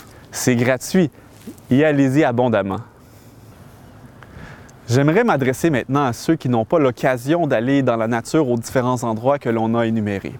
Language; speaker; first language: French; native; French